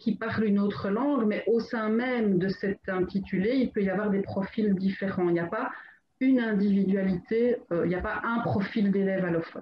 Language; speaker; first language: French; native; French